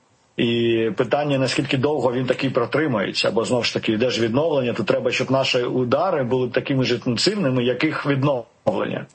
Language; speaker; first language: Ukrainian; native; Ukrainian